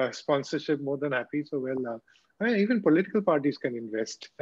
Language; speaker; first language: English; non-native, local second language; Bangla